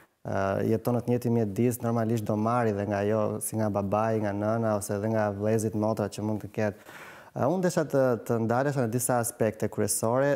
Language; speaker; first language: Albanian; native; Albanian